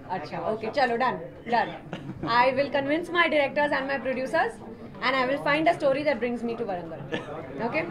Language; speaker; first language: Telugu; non-native, local second language; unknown